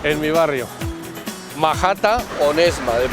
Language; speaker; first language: Spanish; native; Spanish